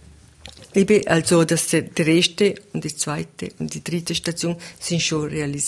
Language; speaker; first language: German; non-native, local second language; Italian